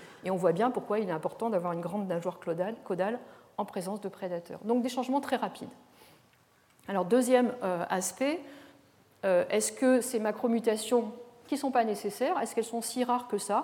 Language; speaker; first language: French; native; French